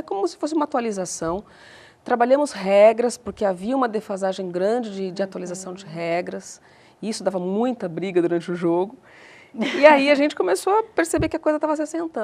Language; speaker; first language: Portuguese; native; Portuguese